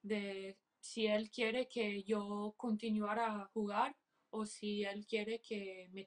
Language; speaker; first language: Spanish; early bilingual, heritage; English